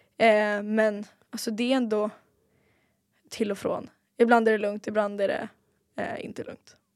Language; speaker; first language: Swedish; native; Swedish